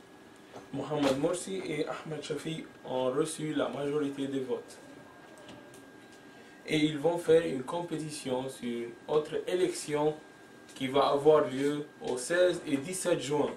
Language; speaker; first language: French; non-native, learner; English